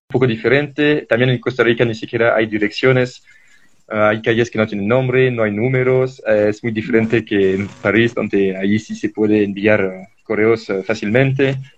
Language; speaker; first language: Spanish; non-native, fluent; French